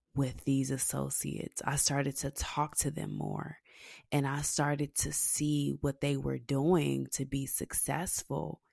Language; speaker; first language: English; native; English